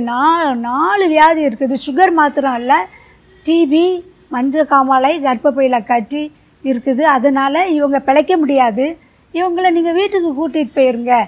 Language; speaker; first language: Tamil; non-native, local second language; Urdu